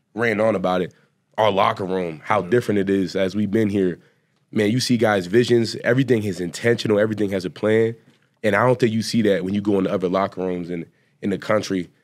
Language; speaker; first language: English; native; English